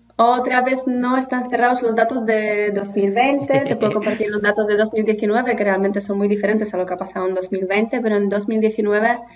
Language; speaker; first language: Spanish; non-native, fluent; Polish